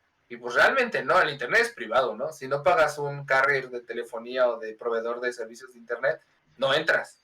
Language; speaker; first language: Spanish; native; Spanish